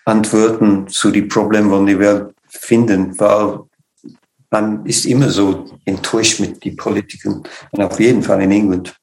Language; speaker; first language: German; non-native, fluent; English